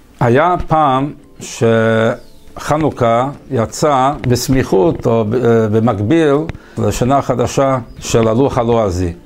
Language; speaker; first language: Hebrew; early bilingual, heritage; English